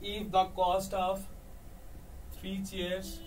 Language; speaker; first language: English; non-native, local second language; Nepali